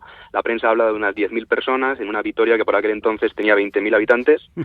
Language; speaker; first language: Spanish; native; Spanish